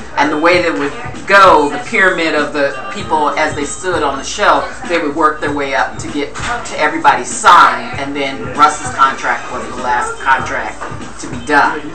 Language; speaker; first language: English; native; English